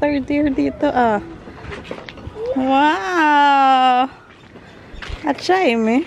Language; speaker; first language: Filipino; non-native, local second language; Hiligaynon